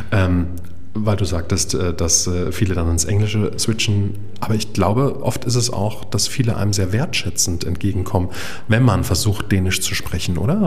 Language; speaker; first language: German; native; German